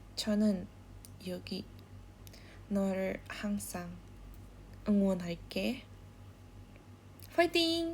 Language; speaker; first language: Korean; non-native, learner; Indonesian